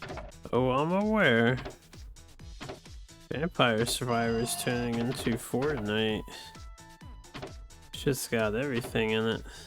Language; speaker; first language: English; native; English